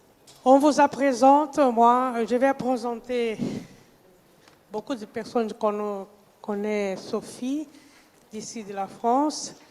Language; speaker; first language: French; non-native, fluent; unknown